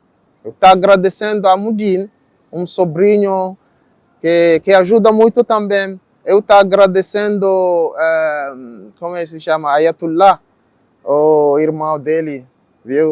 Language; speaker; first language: Portuguese; non-native, learner; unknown